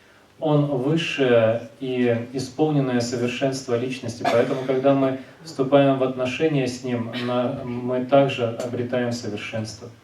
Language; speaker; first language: Russian; native; Russian